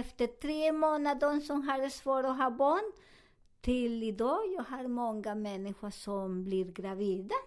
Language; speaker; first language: Swedish; non-native, learner; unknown